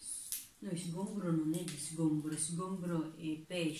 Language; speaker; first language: Italian; non-native, learner; Cebuano